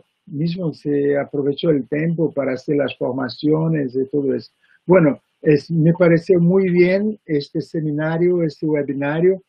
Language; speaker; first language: Spanish; non-native, fluent; Portuguese